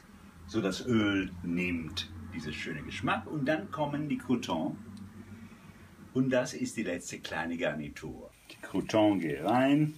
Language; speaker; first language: German; non-native, fluent; Italian